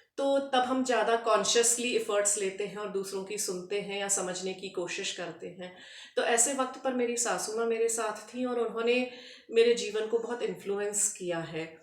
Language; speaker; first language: Hindi; native; Hindi